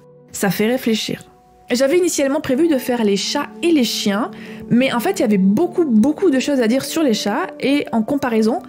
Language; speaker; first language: French; native; French